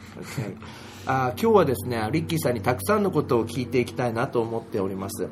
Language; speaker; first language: Japanese; native; Japanese